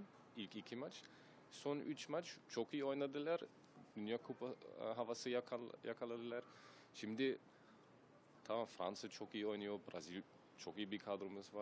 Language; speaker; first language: Turkish; early bilingual, heritage; German